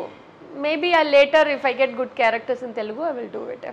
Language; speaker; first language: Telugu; non-native, local second language; Tamil